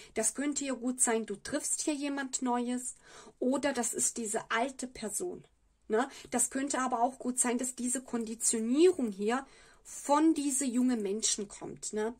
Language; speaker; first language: German; non-native, fluent; Italian